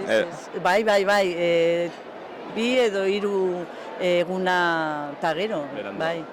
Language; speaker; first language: Basque; non-native, local second language; Spanish